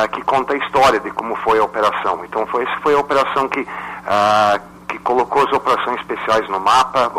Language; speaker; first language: Portuguese; non-native, fluent; English